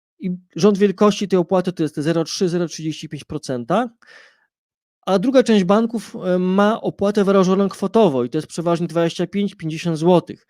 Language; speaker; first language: Polish; native; Polish